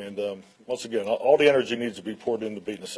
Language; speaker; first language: English; native; English